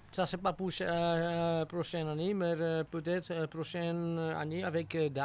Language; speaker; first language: French; non-native, local second language; Dutch